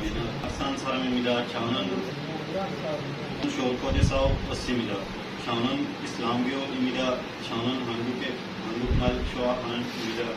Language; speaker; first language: Korean; non-native, learner; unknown